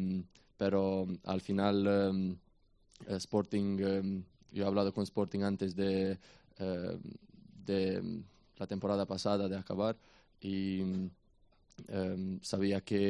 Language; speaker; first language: Spanish; non-native, fluent; Romanian